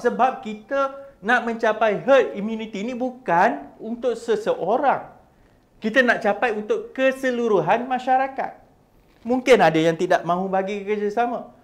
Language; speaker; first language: Malay; native; Malay